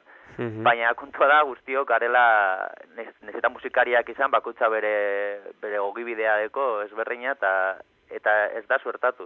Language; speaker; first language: Basque; non-native, local second language; Spanish